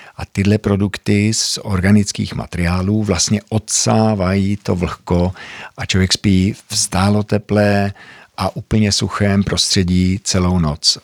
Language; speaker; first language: Czech; early bilingual, heritage; Czech